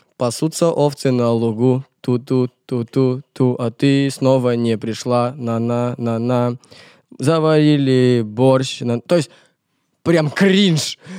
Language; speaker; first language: Russian; native; Russian